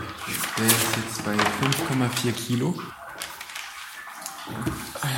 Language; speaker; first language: German; non-native, fluent; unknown